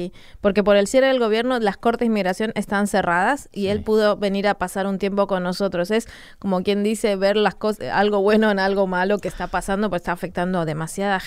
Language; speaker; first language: Spanish; native; Spanish